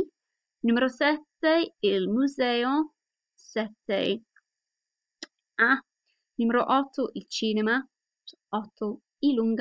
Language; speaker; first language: Italian; non-native, fluent; English